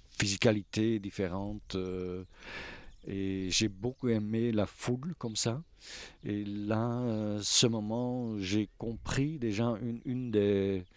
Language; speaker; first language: French; non-native, local second language; Dutch